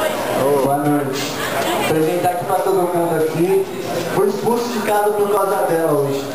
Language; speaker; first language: Portuguese; native; Portuguese